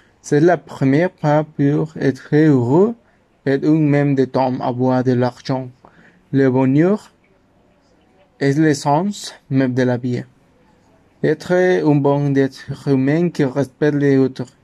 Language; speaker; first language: French; non-native, learner; Spanish